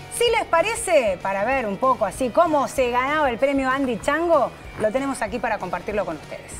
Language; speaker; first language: Spanish; native; Spanish